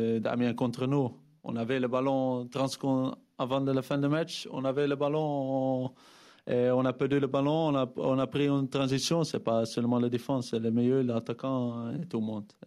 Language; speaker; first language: French; non-native, fluent; Dutch